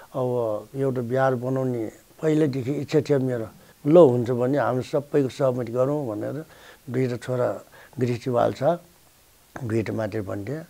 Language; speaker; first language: Nepali; non-native, local second language; Newari